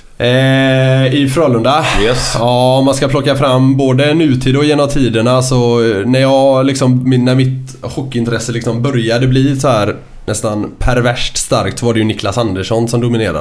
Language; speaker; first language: Swedish; native; Swedish